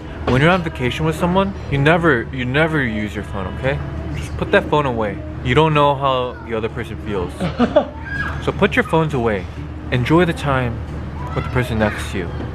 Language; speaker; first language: English; early bilingual, other home language; Korean